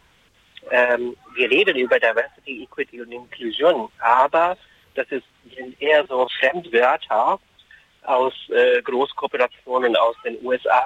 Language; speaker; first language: German; non-native, fluent; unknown